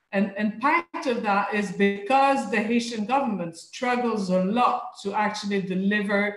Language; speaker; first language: English; non-native, fluent; French